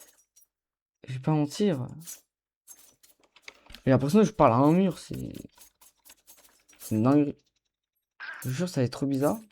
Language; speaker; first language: French; native; French